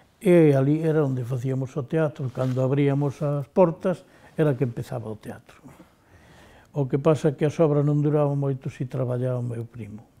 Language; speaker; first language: Galician; native; Galician